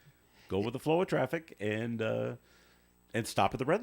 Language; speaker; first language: English; native; English